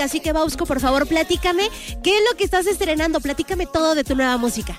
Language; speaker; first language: Spanish; native; Spanish